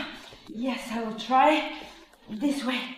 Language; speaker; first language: English; non-native, learner; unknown